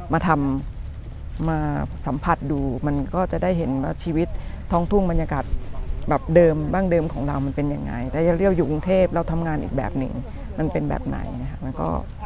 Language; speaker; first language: Thai; native; Thai